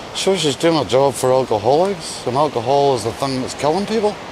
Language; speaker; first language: English; native; English